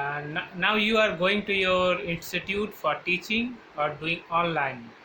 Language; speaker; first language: English; non-native, learner; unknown